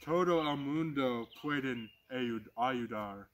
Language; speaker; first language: Spanish; non-native, learner; English